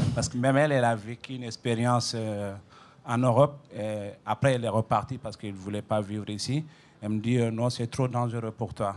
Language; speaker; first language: French; non-native, local second language; Fula